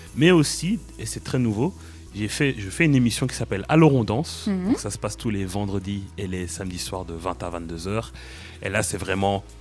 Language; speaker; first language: French; native; French